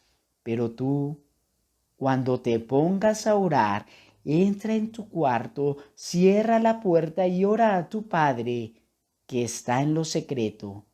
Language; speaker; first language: Spanish; native; Spanish